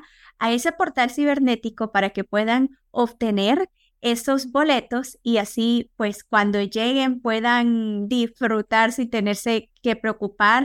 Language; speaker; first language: Spanish; native; Spanish